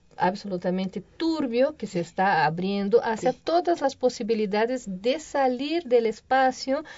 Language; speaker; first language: Spanish; non-native, fluent; Portuguese